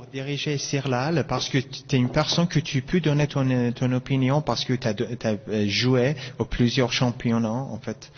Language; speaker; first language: French; non-native, fluent; Persian